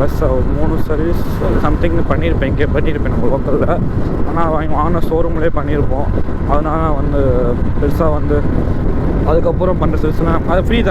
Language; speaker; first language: Tamil; native; Tamil